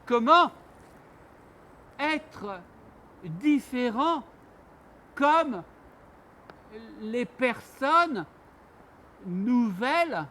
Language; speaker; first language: French; non-native, learner; Armenian